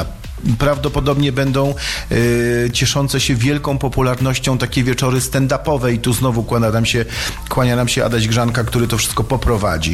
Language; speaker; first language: Polish; native; Polish